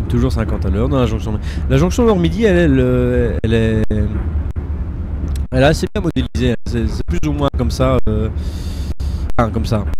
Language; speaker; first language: French; native; French